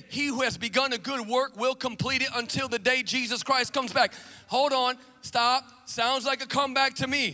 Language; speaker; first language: English; native; English